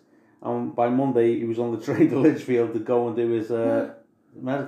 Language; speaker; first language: English; native; English